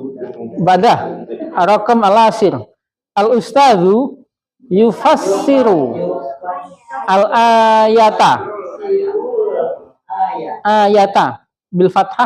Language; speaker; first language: Arabic; non-native, fluent; Indonesian